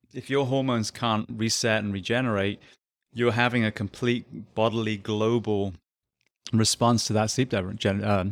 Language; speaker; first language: English; native; English